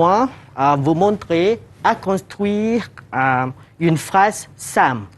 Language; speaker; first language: French; non-native, fluent; Malay